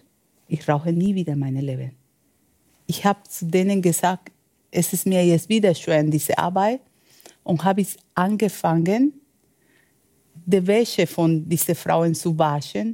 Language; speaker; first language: German; non-native, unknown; Spanish